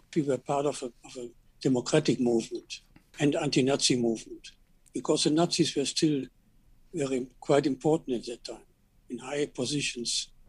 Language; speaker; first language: English; non-native, fluent; German